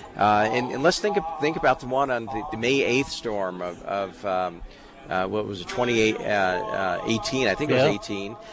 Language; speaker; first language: English; native; English